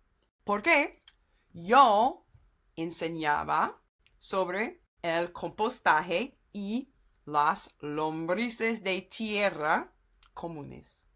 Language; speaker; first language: Spanish; non-native, fluent; English